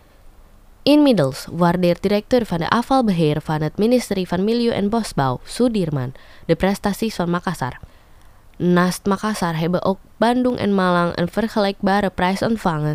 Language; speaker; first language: Dutch; non-native, fluent; Indonesian